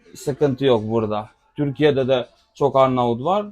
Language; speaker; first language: Turkish; non-native, fluent; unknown